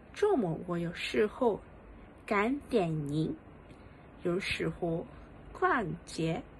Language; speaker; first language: Chinese; non-native, local second language; Malay